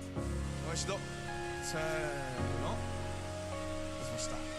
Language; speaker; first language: Japanese; non-native, learner; Korean